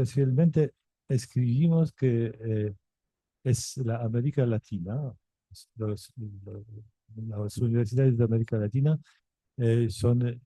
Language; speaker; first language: Spanish; non-native, fluent; Polish